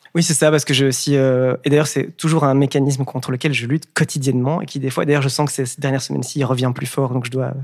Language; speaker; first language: French; native; French